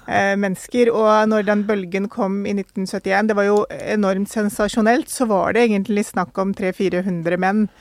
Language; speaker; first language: Norwegian; early bilingual, other home language; Urdu